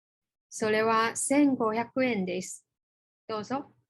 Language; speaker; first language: Japanese; non-native, fluent; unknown